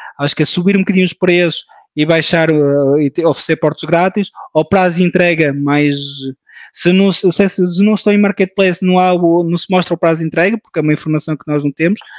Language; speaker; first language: Portuguese; early bilingual, heritage; Portuguese